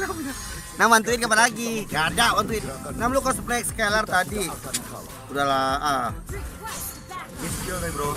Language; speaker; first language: Indonesian; native; Indonesian